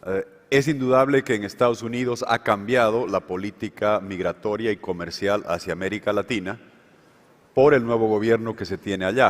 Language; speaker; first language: Spanish; native; Spanish